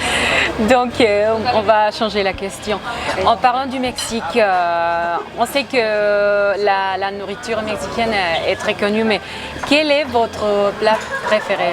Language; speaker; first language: French; non-native, fluent; Spanish